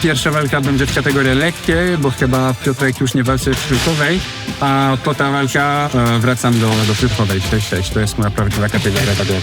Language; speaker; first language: Polish; non-native, fluent; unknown